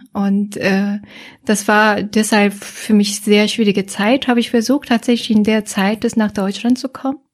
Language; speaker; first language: German; non-native, fluent; Korean